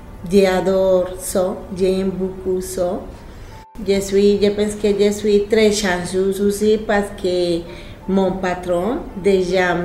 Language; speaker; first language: French; non-native, learner; Spanish